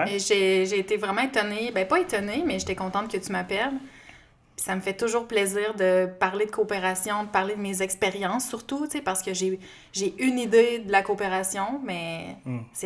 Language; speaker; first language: French; native; French